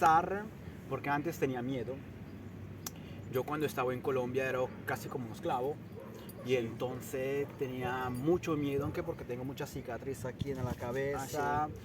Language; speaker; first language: Spanish; non-native, fluent; Italian